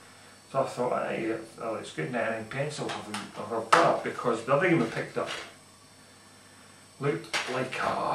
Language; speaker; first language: English; native; English